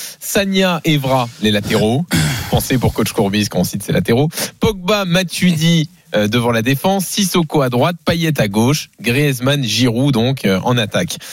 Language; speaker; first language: French; native; French